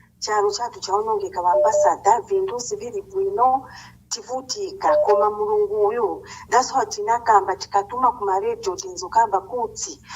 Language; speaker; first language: Nyanja; non-native, local second language; Bemba